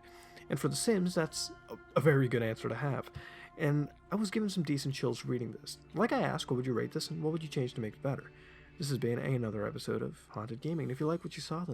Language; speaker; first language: English; native; English